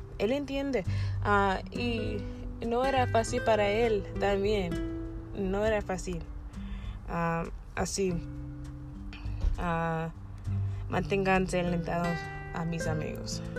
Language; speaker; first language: Spanish; non-native, learner; English